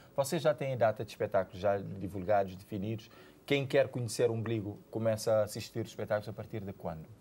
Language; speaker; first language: Portuguese; non-native, local second language; Kabuverdianu